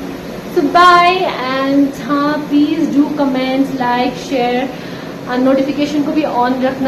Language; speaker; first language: Hindi; non-native, local second language; Nepali